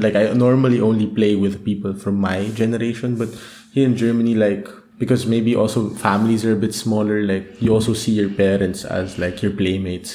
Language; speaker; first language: English; non-native, local second language; Filipino